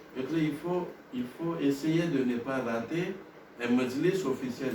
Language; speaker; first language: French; non-native, local second language; Gujarati